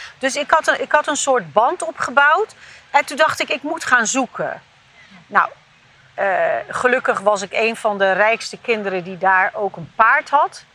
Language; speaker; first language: Dutch; early bilingual, other home language; Turkish